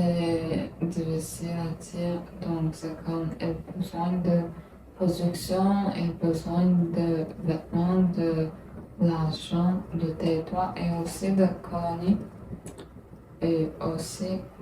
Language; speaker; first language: French; non-native, learner; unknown